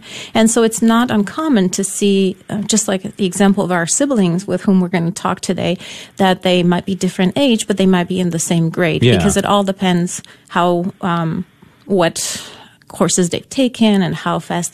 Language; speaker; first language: English; non-native, fluent; Polish